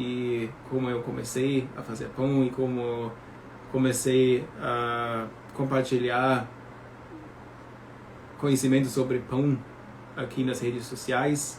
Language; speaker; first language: Portuguese; non-native, fluent; German